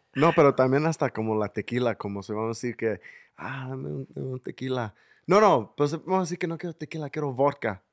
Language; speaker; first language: Spanish; early bilingual, heritage; Spanish